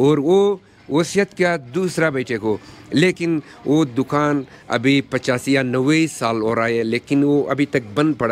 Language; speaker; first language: Hindi; non-native, local second language; Persian